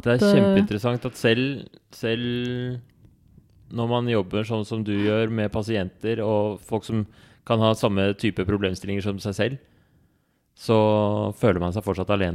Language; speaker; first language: Norwegian; native; Norwegian